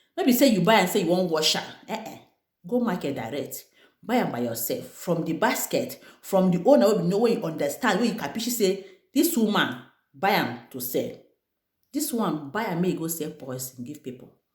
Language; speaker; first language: Nigerian Pidgin; non-native, local second language; Igbo